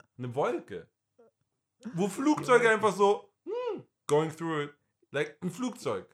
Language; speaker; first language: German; non-native, fluent; English